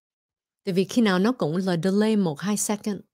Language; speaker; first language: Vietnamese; early bilingual, heritage; Vietnamese